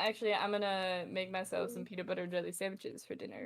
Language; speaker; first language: English; native; English